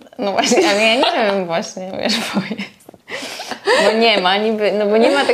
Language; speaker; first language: Polish; native; Polish